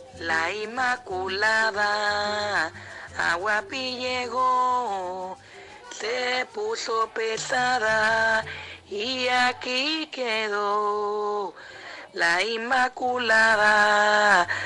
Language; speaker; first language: Spanish; native; Spanish